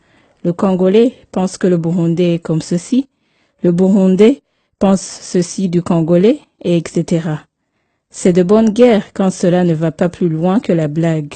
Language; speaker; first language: French; non-native, local second language; Rundi